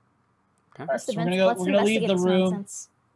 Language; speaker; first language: English; native; English